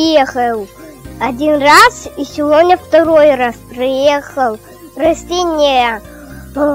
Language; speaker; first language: Russian; non-native, learner; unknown